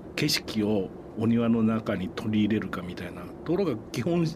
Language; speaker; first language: Japanese; native; Japanese